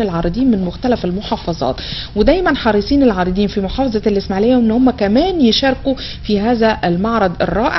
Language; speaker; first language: Arabic; native; Arabic